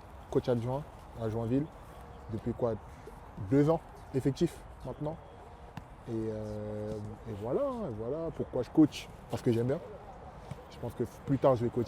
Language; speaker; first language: French; native; French